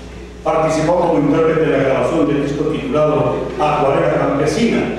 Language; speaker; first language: Spanish; native; Spanish